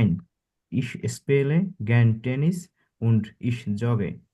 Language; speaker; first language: German; non-native, learner; Bangla